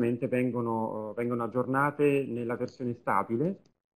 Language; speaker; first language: Italian; native; Italian